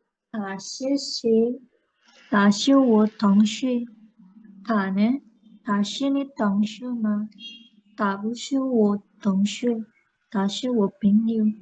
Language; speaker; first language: Chinese; non-native, learner; Indonesian